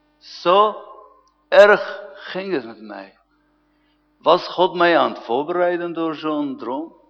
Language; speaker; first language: Dutch; non-native, fluent; Arabic